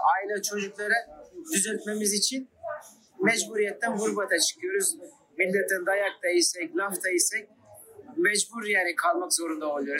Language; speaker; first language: Turkish; non-native, fluent; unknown